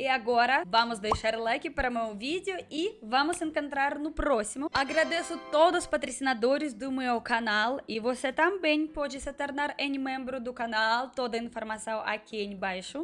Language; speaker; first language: Portuguese; non-native, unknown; Russian